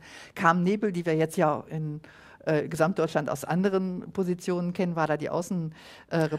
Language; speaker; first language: German; native; German